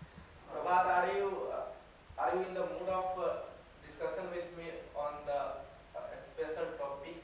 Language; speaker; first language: English; non-native, learner; Hindi